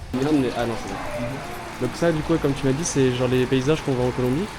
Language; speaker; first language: French; native; French